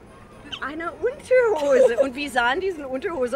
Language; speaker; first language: German; non-native, learner; English